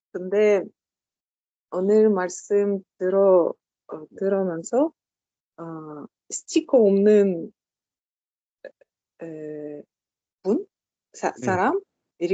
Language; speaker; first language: Korean; non-native, learner; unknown